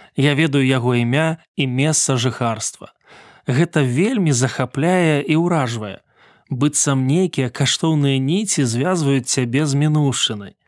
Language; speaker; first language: Belarusian; native; Belarusian